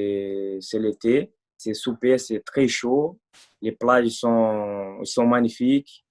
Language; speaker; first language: French; non-native, fluent; Portuguese